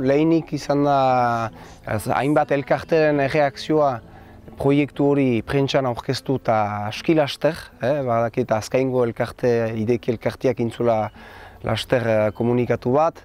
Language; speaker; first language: Basque; native; Basque